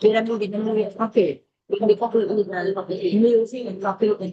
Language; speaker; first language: English; non-native, learner; Vietnamese